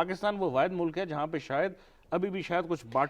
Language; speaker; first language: Urdu; native; Urdu